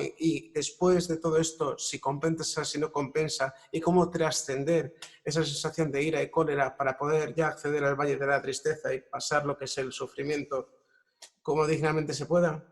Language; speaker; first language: Spanish; native; Spanish